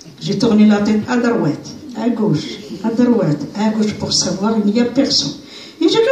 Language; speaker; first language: French; non-native, learner; Arabic